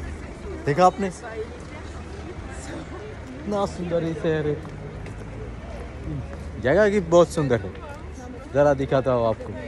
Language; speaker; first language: Hindi; non-native, learner; Bangla